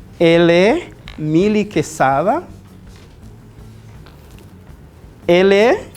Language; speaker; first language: French; non-native, fluent; Spanish